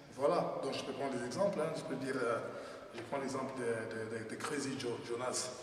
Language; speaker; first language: French; non-native, local second language; Lingala